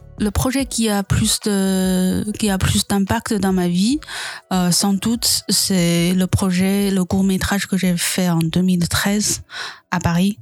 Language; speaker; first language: French; non-native, fluent; Chinese